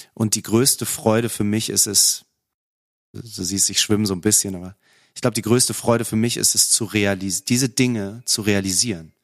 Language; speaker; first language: German; native; German